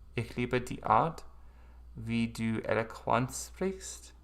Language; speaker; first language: German; non-native, learner; English